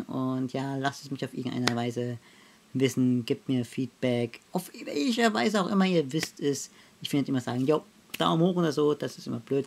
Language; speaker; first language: German; native; German